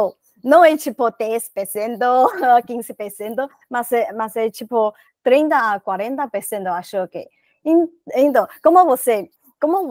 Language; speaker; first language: Portuguese; non-native, learner; Chinese